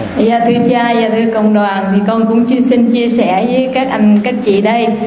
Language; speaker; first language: Vietnamese; native; Vietnamese